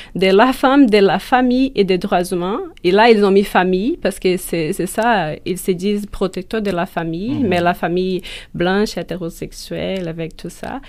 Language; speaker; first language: French; non-native, fluent; Portuguese